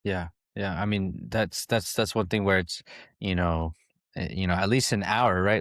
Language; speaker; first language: English; native; English